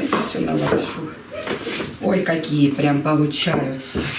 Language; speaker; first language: Russian; native; Russian